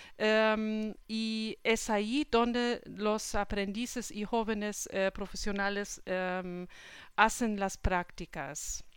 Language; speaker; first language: Spanish; non-native, fluent; German